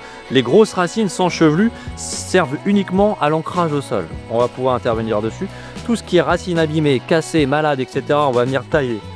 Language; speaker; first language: French; native; French